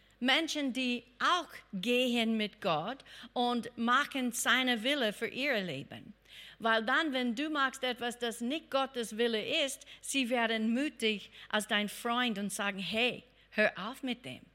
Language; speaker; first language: German; non-native, fluent; English